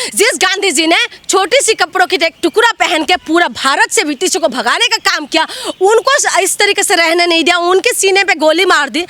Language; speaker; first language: Hindi; non-native, local second language; Assamese